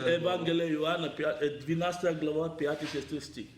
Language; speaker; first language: Russian; non-native, learner; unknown